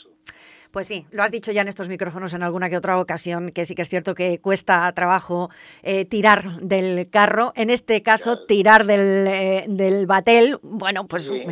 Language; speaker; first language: Spanish; native; Spanish